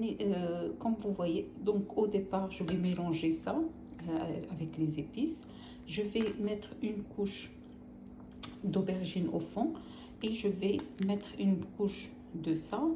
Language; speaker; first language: French; non-native, local second language; Arabic